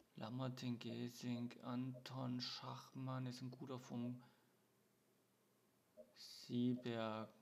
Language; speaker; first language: German; native; German